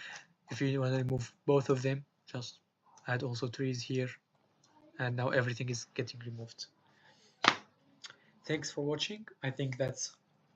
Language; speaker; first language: English; non-native, fluent; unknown